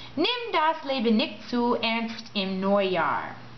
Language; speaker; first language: German; non-native, learner; English